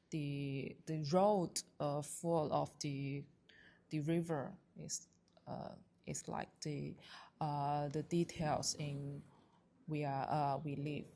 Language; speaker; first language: English; non-native, learner; Chinese